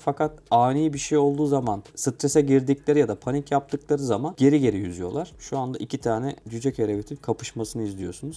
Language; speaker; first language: Turkish; native; Turkish